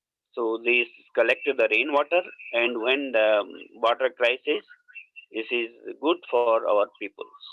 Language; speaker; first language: English; non-native, learner; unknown